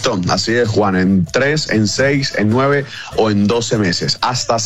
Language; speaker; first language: Spanish; native; Spanish